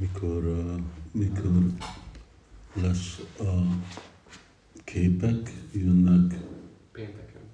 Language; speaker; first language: Hungarian; early bilingual, heritage; English